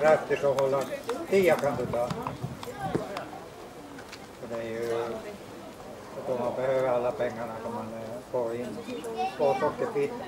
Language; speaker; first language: Swedish; native; Swedish